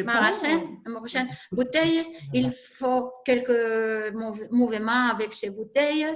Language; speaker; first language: French; non-native, learner; Spanish